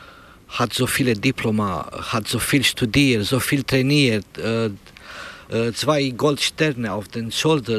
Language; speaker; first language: German; non-native, learner; Romanian